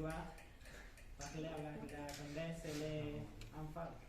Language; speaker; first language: French; non-native, learner; Spanish